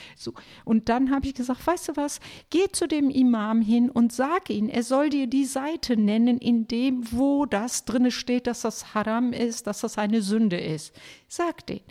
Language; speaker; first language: German; non-native, fluent; Turkish